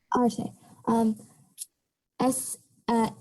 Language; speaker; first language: Spanish; non-native, learner; English